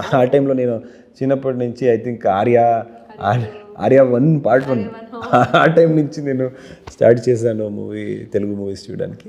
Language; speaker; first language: Telugu; non-native, learner; Kannada